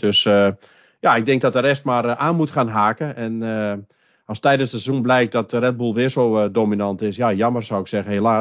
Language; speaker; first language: Dutch; native; Dutch